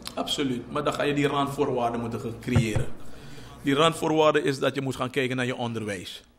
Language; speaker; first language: Dutch; native; Dutch